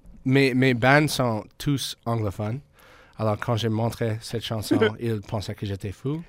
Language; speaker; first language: French; non-native, learner; English